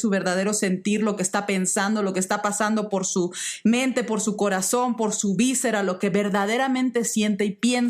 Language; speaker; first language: Spanish; native; Spanish